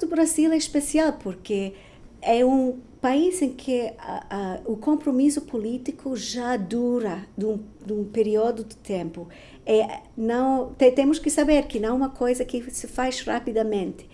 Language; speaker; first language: Portuguese; non-native, fluent; Spanish